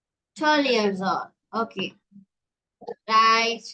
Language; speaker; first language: English; non-native, local second language; Tamil